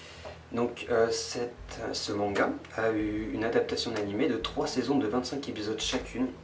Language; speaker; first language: French; native; French